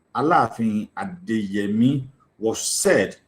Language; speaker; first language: English; non-native, local second language; Yoruba